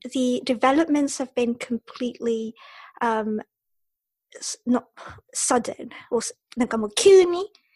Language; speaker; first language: English; early bilingual, other home language; Japanese